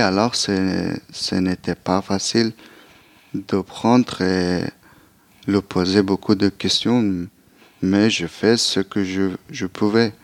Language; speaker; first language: French; non-native, learner; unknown